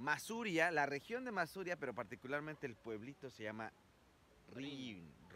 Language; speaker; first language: Spanish; native; Spanish